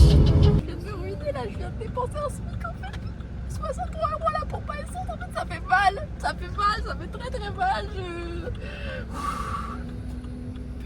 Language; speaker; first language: French; native; French